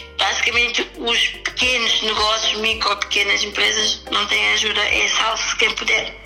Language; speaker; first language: Portuguese; early bilingual, other home language; Kabuverdianu